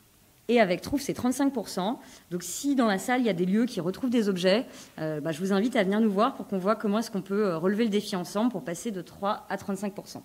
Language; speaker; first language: French; native; French